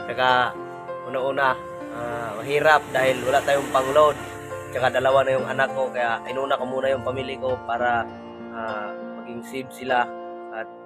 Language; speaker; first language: Filipino; non-native, local second language; Masbatenyo